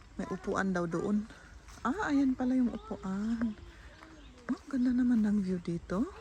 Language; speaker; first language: Filipino; non-native, fluent; German